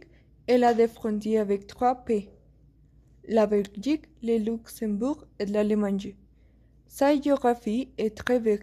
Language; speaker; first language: French; non-native, learner; Spanish